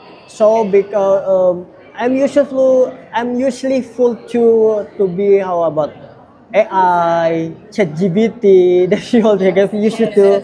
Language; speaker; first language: English; non-native, learner; Indonesian